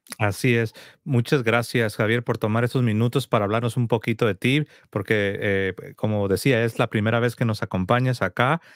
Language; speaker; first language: Spanish; native; Spanish